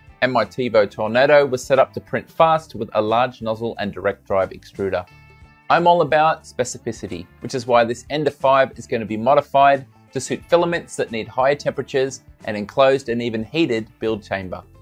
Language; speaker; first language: English; native; English